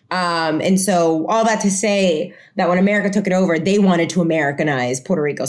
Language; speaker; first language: English; non-native, fluent; Spanish